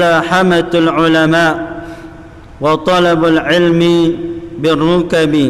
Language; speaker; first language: Arabic; non-native, fluent; Indonesian